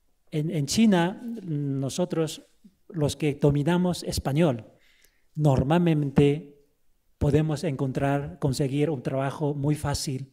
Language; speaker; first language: Spanish; non-native, fluent; Chinese